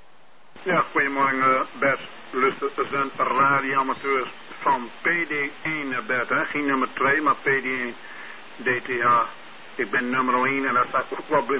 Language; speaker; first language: Dutch; native; Dutch